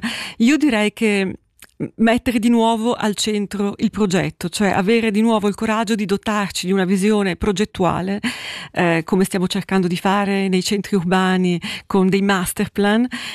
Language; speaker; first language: Italian; native; Italian